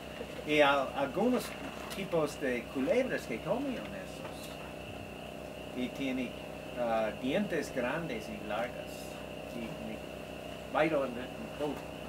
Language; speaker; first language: Spanish; non-native, learner; English